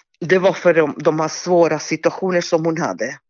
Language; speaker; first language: Swedish; non-native, fluent; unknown